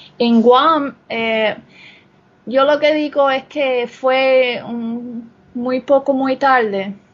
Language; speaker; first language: Spanish; non-native, fluent; English